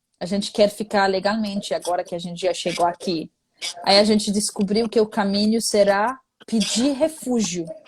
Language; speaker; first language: Portuguese; non-native, fluent; Arabic